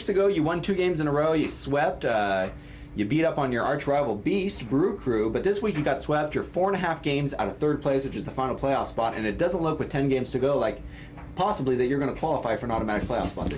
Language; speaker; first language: English; native; English